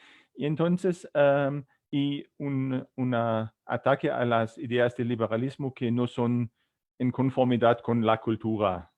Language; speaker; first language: Spanish; non-native, fluent; German